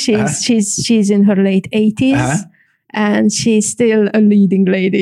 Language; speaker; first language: English; non-native, fluent; Hungarian